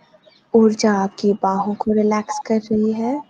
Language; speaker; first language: Hindi; native; Hindi